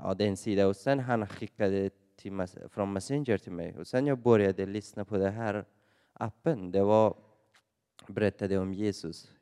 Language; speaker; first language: Swedish; non-native, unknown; Persian